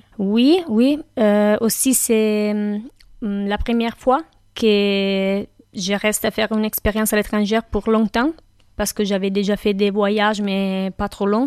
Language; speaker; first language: French; non-native, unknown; Italian